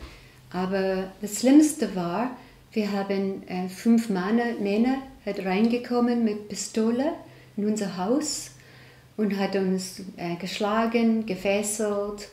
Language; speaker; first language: German; non-native, learner; English